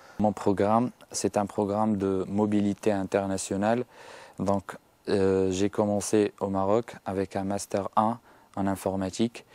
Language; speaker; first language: French; non-native, local second language; Arabic